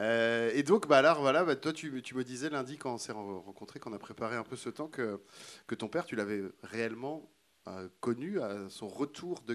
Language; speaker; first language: French; native; French